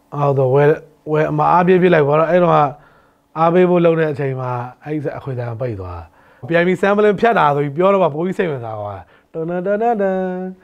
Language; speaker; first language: Burmese; native; Burmese